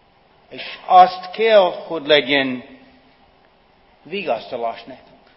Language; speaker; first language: Hungarian; non-native, fluent; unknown